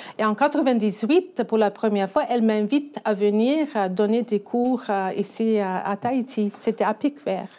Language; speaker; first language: French; non-native, fluent; Icelandic